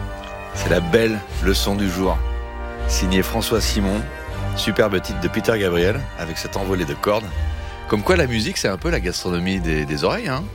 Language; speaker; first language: French; native; French